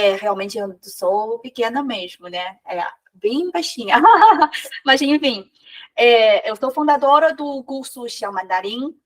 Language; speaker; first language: Portuguese; non-native, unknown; Chinese